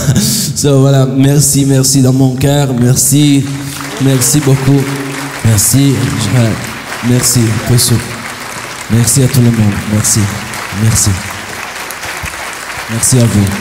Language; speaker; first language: French; non-native, learner; Italian